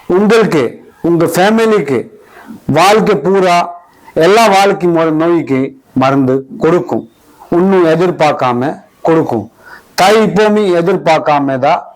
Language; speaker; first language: Tamil; non-native, local second language; Hindi